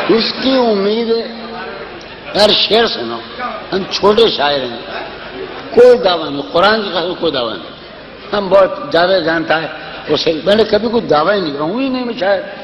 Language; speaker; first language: Urdu; native; Urdu